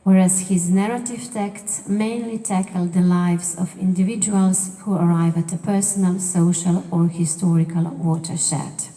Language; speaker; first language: English; non-native, fluent; Slovenian